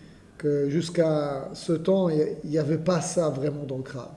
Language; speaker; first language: French; non-native, fluent; Hebrew